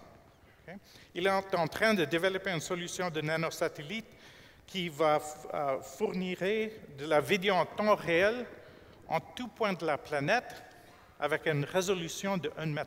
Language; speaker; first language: French; non-native, fluent; English